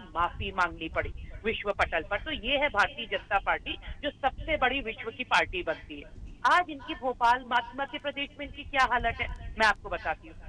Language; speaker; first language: Hindi; native; Hindi